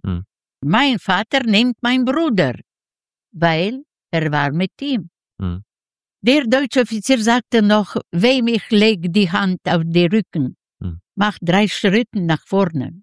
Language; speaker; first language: German; non-native, learner; Russian